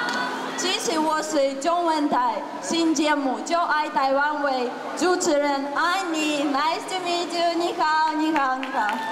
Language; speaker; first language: Chinese; non-native, fluent; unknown